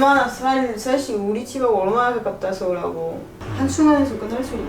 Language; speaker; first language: Korean; non-native, learner; French